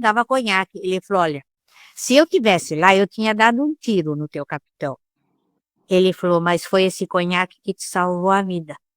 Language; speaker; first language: Portuguese; early bilingual, other home language; Italian